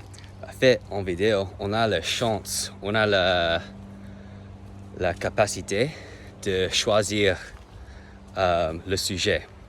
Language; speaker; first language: French; non-native, learner; English